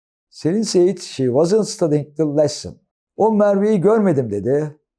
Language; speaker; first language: English; non-native, fluent; Turkish